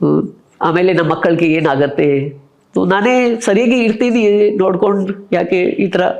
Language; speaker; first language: Kannada; non-native, local second language; Hindi